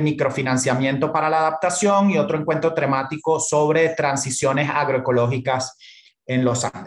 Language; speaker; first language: Spanish; native; Spanish